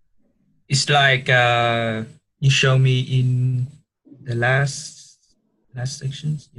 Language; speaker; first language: English; non-native, learner; Vietnamese